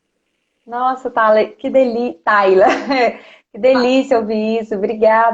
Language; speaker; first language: Portuguese; native; Portuguese